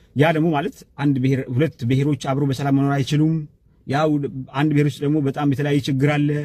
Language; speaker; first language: Amharic; non-native, local second language; Afar